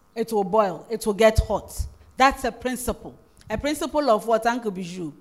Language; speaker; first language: English; non-native, local second language; Akan